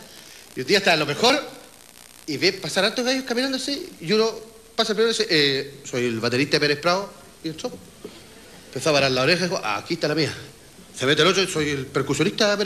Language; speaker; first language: Spanish; native; Spanish